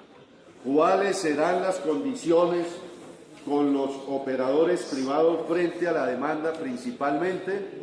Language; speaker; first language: Spanish; native; Spanish